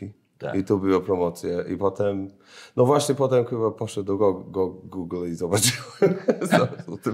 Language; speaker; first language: Polish; non-native, learner; English